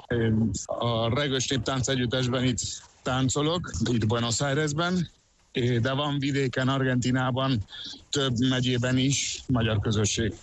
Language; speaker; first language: Hungarian; early bilingual, heritage; Hungarian